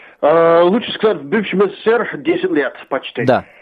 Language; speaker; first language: Russian; non-native, fluent; English